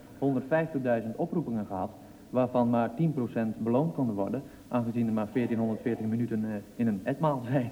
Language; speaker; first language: Dutch; non-native, local second language; Western Frisian